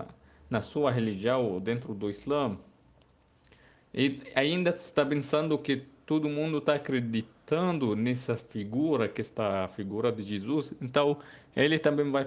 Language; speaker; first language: Portuguese; non-native, learner; Arabic